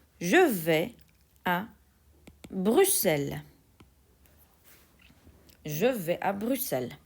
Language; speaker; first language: French; non-native, fluent; Turkish